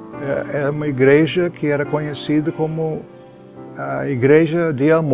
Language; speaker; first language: Portuguese; non-native, fluent; English